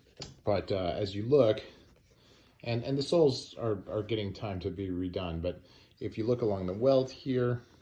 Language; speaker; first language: English; native; English